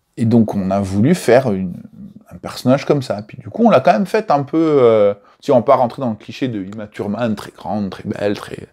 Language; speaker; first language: French; native; French